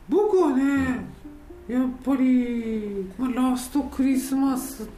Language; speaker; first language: Japanese; native; Japanese